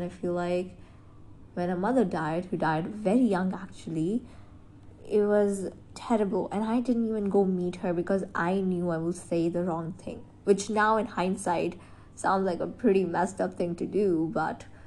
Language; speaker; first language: English; non-native, local second language; Hindi